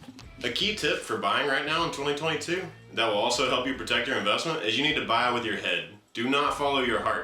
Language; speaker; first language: English; native; English